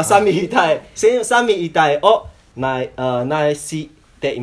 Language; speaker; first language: Japanese; non-native, learner; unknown